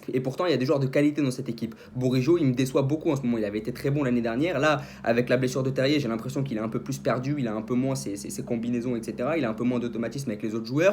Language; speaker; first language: French; native; French